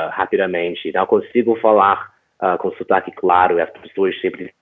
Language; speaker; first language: Portuguese; non-native, fluent; English